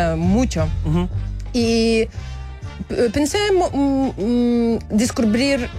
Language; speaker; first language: Spanish; non-native, learner; Russian